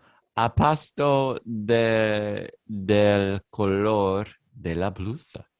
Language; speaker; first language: Spanish; non-native, learner; English